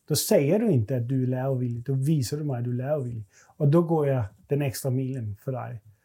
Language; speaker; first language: Swedish; non-native, fluent; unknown